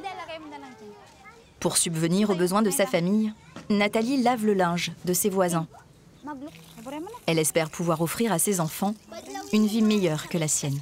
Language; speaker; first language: French; native; French